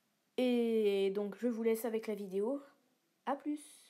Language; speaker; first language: French; native; French